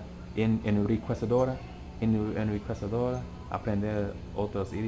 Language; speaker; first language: Spanish; non-native, learner; English